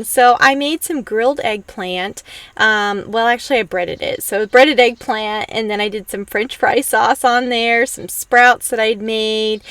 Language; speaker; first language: English; native; English